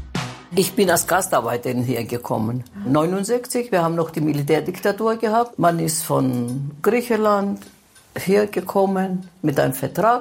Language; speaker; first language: German; non-native, fluent; Greek